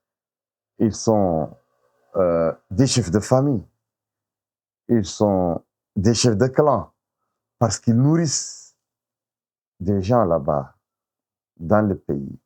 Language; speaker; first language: French; non-native, local second language; Arabic